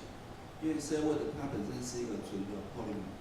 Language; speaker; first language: Chinese; native; Chinese